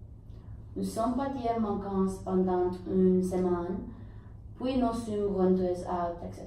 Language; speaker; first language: French; non-native, learner; English